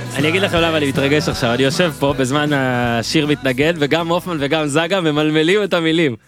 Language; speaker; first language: Hebrew; native; Hebrew